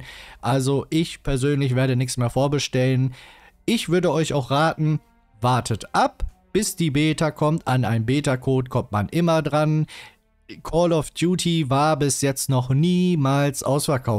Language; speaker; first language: German; native; German